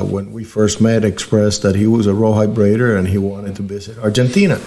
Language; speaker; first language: English; early bilingual, other home language; Spanish